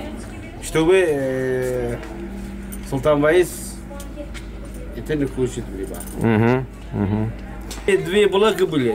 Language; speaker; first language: Russian; non-native, learner; Uzbek